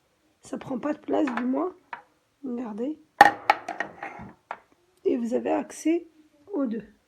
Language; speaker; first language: French; native; French